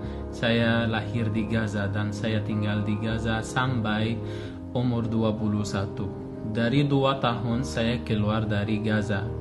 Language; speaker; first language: Indonesian; non-native, learner; Arabic